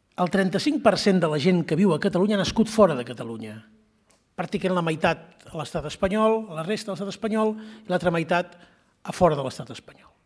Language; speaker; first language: Catalan; native; Catalan